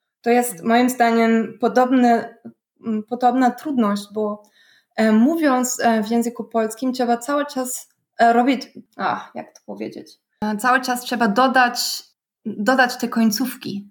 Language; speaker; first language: Polish; non-native, fluent; German